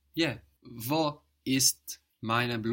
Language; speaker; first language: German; non-native, fluent; English